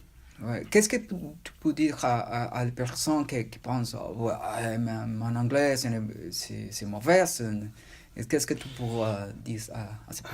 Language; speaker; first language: French; non-native, learner; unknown